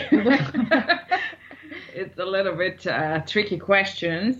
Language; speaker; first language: English; non-native, fluent; Bulgarian